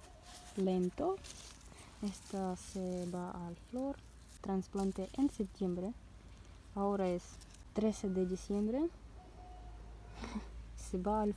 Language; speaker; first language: Spanish; non-native, learner; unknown